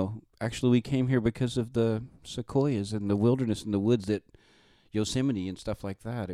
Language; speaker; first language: English; native; English